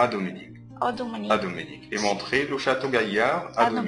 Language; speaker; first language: French; non-native, fluent; Arabic